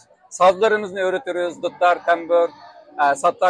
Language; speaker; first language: Turkish; non-native, learner; Uyghur